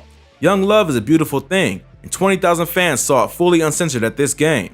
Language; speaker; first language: English; native; English